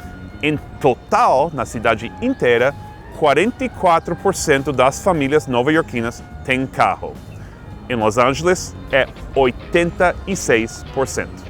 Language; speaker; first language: Portuguese; non-native, fluent; English